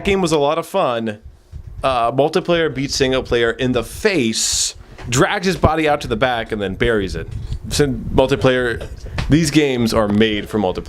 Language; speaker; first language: English; native; English